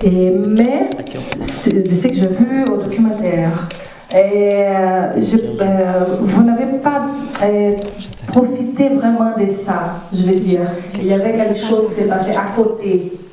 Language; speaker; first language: French; non-native, fluent; Portuguese